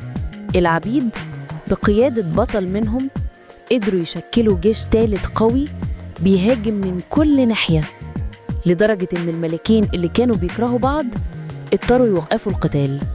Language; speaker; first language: Arabic; native; Arabic